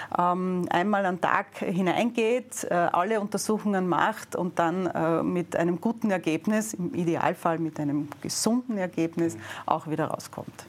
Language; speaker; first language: German; native; German